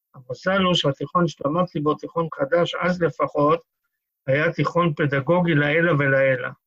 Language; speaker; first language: Hebrew; native; Hebrew